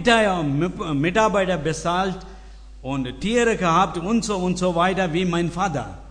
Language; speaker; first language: German; non-native, learner; Tamil